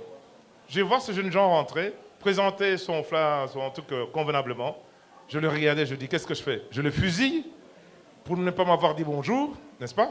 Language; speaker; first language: French; non-native, local second language; Lingala